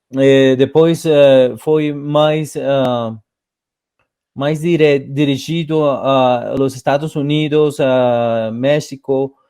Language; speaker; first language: Portuguese; non-native, fluent; Spanish